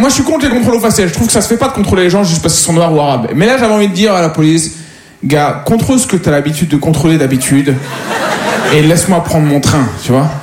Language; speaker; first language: French; native; French